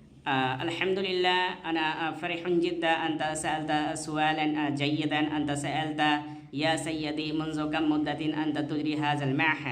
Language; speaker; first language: Arabic; non-native, fluent; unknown